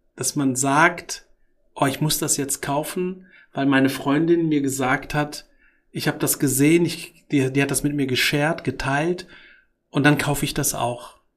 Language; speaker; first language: German; early bilingual, other home language; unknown